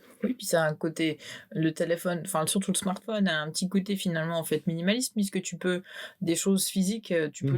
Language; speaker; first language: French; native; French